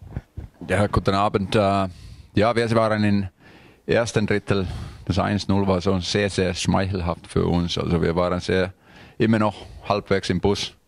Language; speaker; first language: German; non-native, fluent; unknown